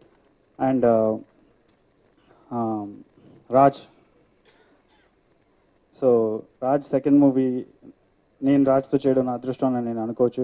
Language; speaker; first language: Telugu; native; Telugu